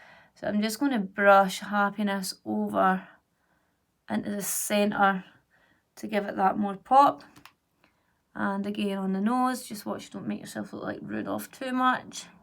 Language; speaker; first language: English; native; English